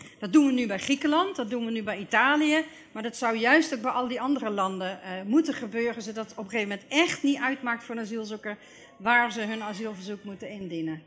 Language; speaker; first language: Dutch; native; Dutch